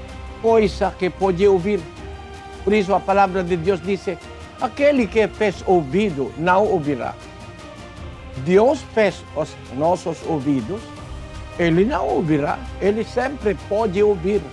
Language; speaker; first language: Portuguese; non-native, learner; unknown